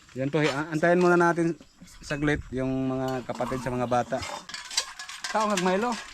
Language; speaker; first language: Filipino; non-native, local second language; Cebuano